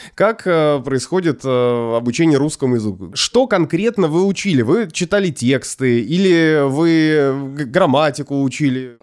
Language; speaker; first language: Russian; native; Russian